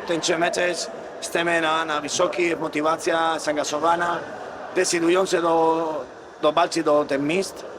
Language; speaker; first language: Polish; non-native, learner; Spanish